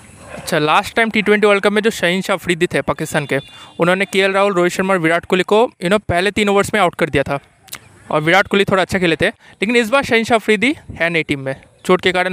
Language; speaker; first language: Hindi; native; Hindi